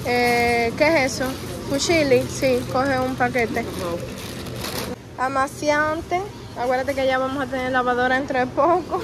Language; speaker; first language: Spanish; native; Spanish